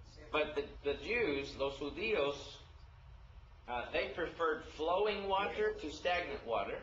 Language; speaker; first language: English; native; English